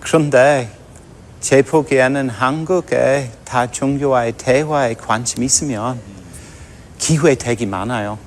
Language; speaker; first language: Korean; non-native, fluent; English